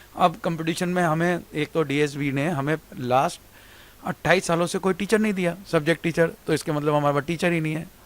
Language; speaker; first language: Hindi; native; Hindi